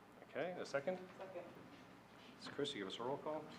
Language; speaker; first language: English; native; English